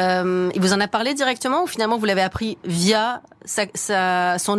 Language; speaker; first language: French; native; French